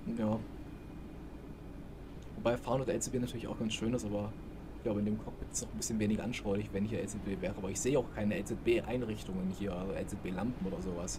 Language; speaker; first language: German; native; German